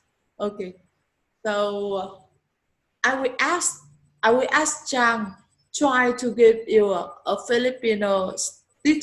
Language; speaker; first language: English; non-native, learner; Vietnamese